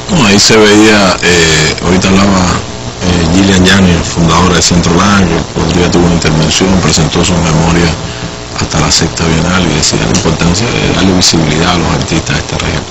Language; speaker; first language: Spanish; native; Spanish